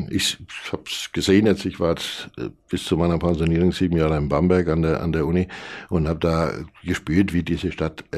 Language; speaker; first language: German; native; German